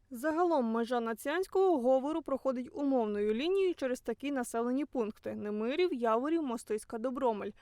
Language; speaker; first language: Ukrainian; native; Ukrainian